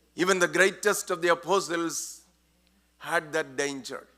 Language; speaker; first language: English; non-native, local second language; Malayalam